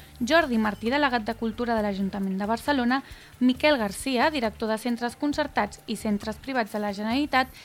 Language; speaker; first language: Catalan; native; Catalan